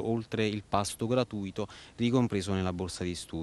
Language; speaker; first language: Italian; native; Italian